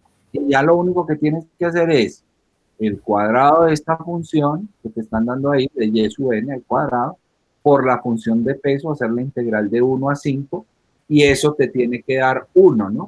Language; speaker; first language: Spanish; native; Spanish